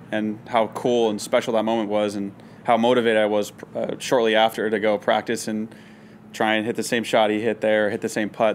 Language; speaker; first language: English; native; English